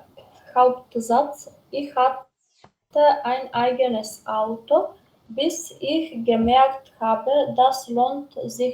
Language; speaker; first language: German; non-native, learner; Macedonian